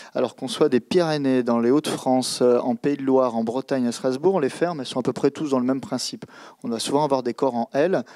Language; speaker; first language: French; native; French